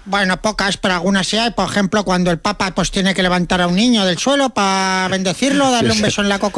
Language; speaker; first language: Spanish; native; Spanish